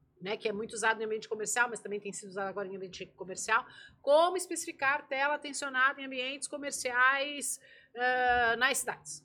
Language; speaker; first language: Portuguese; native; Portuguese